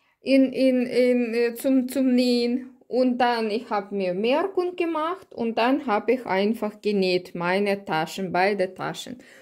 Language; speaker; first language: German; non-native, learner; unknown